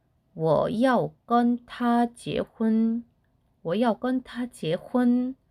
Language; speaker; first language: Chinese; non-native, fluent; Korean